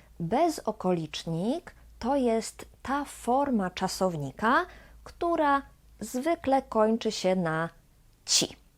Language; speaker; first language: Polish; native; Polish